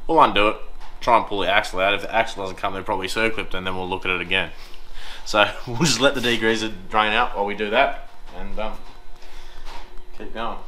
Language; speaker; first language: English; native; English